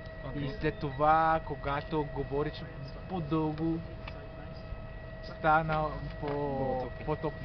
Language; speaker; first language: Bulgarian; non-native, learner; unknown